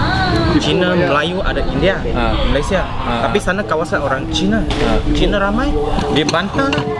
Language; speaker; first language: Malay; non-native, local second language; Cantonese